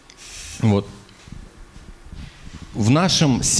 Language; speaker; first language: Russian; native; Russian